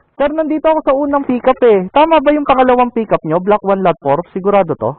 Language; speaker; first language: Filipino; native; Filipino